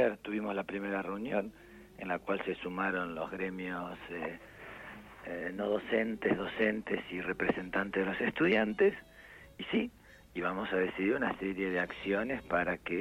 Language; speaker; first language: Spanish; native; Spanish